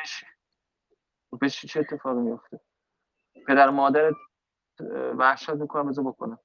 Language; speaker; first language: Persian; native; Persian